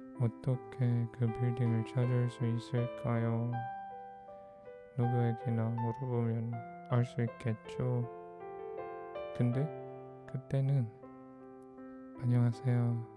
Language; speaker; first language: Korean; non-native, fluent; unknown